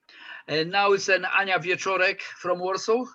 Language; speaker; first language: English; non-native, fluent; Polish